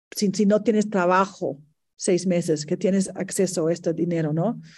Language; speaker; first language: Spanish; non-native, fluent; English